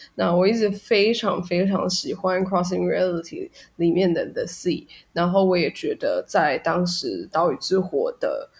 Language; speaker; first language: Chinese; native; Chinese